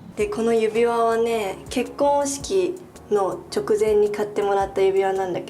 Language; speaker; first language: Japanese; native; Japanese